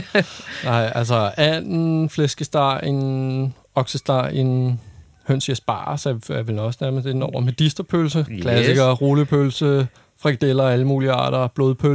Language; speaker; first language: Danish; native; Danish